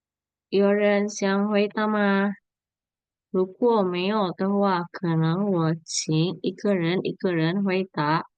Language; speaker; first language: Chinese; non-native, fluent; Indonesian